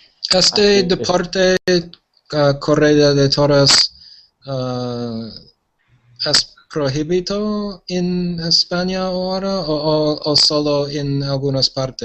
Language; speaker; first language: Spanish; non-native, learner; English